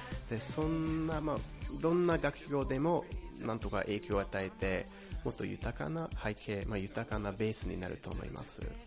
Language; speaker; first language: Japanese; non-native, fluent; English